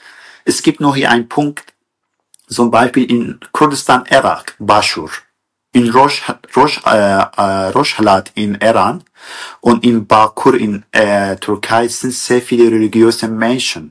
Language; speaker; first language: German; non-native, fluent; Kurdish